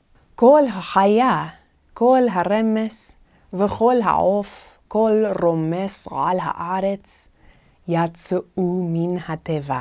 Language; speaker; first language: Hebrew; non-native, fluent; English